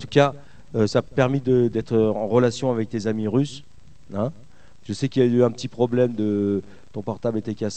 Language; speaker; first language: French; native; French